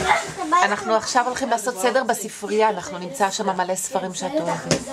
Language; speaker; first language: Hebrew; native; Hebrew